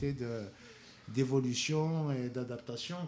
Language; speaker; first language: French; non-native, local second language; Kabyle